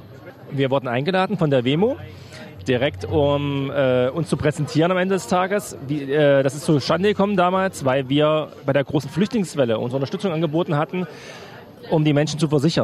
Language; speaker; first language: German; native; German